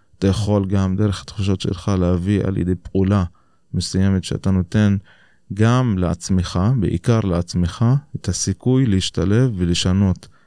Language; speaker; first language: Hebrew; non-native, local second language; Arabic